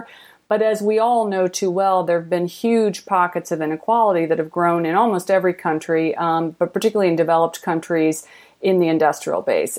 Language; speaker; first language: English; native; English